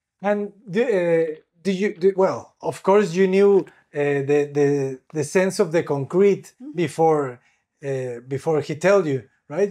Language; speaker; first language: English; non-native, fluent; Spanish